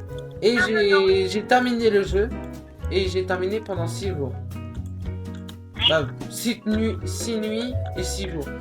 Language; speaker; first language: French; native; French